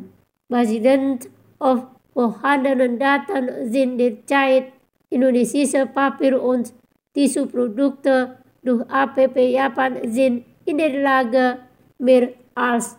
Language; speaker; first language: German; non-native, fluent; Indonesian